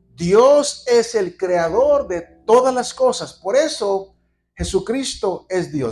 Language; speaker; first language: Spanish; native; Spanish